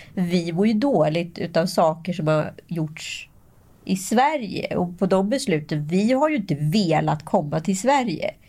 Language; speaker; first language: Swedish; native; Swedish